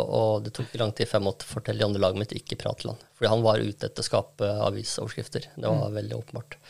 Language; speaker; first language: Norwegian; early bilingual, other home language; Kurdish